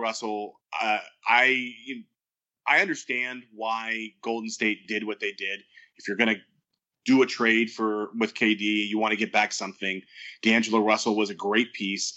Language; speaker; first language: English; native; English